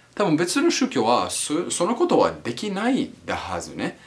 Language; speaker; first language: Japanese; non-native, learner; English